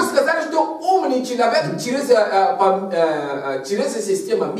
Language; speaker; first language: Russian; non-native, fluent; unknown